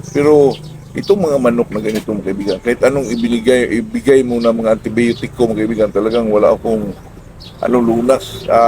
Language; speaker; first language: Filipino; non-native, local second language; Cebuano